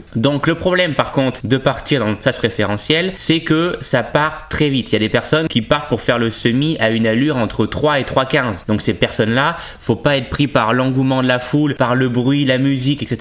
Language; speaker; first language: French; native; French